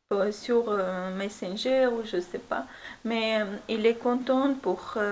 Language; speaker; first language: French; non-native, learner; Armenian